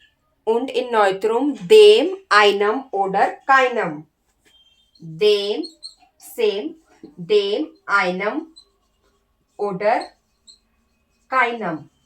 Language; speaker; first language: German; non-native, learner; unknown